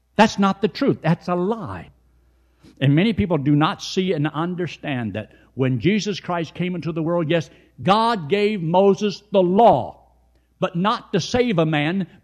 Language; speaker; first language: English; native; English